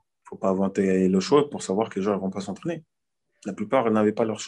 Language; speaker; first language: French; native; French